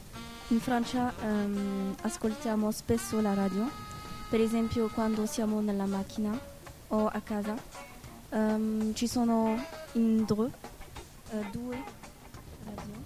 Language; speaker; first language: Italian; non-native, learner; French